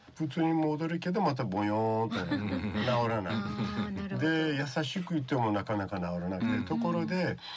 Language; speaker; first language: Japanese; non-native, fluent; Persian